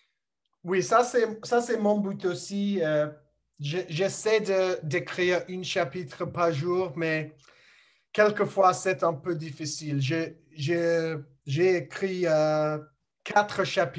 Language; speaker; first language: French; non-native, learner; English